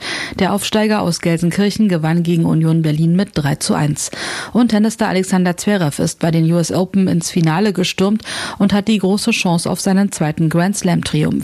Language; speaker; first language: German; native; German